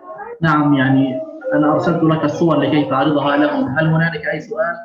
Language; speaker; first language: Arabic; native; Arabic